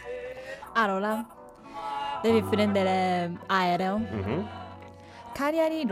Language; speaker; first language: Italian; non-native, learner; Japanese